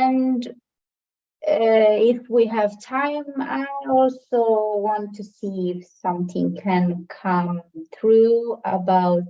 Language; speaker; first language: English; non-native, fluent; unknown